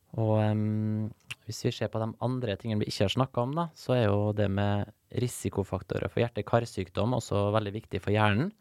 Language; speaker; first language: Norwegian; native; Norwegian